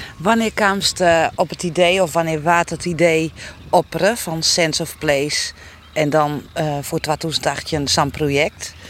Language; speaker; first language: Dutch; non-native, local second language; Western Frisian